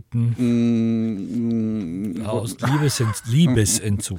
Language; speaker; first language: German; native; German